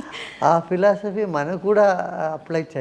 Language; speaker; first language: Telugu; non-native, local second language; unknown